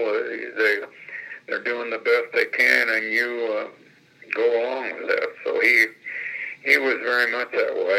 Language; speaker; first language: English; native; English